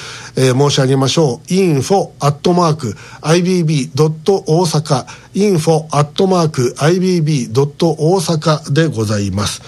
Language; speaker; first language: Japanese; native; Japanese